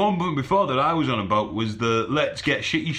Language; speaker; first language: English; native; English